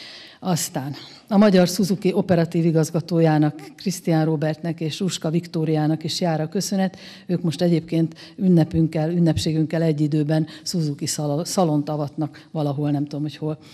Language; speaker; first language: Hungarian; native; Hungarian